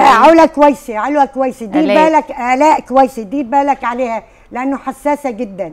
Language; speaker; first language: Arabic; native; Arabic